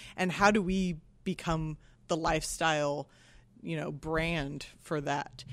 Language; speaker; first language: English; native; English